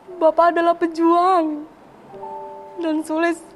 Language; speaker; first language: Indonesian; native; Indonesian